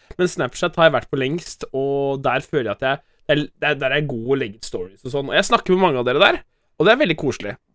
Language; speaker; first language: Norwegian; native; Norwegian